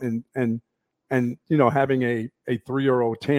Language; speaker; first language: English; native; English